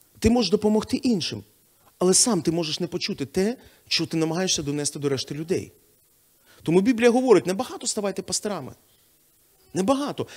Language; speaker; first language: Ukrainian; non-native, local second language; Russian